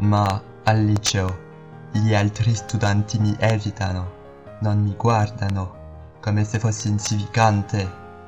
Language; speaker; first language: Italian; non-native, learner; French